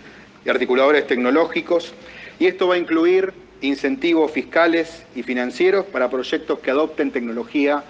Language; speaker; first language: Spanish; native; Spanish